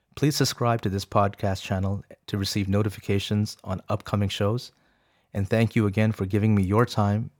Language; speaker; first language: English; early bilingual, other home language; Urdu